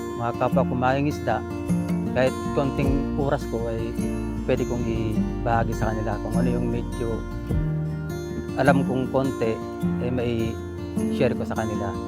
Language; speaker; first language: Filipino; non-native, local second language; Bikol